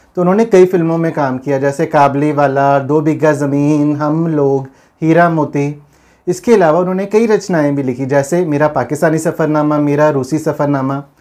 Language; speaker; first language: Hindi; non-native, local second language; Punjabi